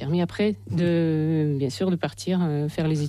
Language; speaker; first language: French; non-native, fluent; Russian